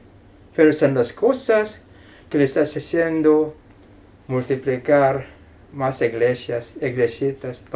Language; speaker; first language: Spanish; non-native, fluent; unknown